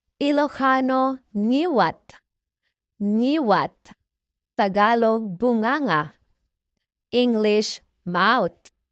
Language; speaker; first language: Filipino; non-native, local second language; Iloko